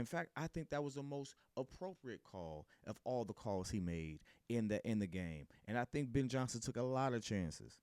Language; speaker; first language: English; native; English